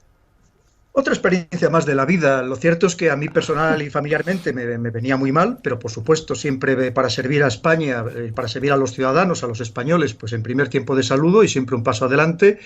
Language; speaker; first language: Spanish; native; Spanish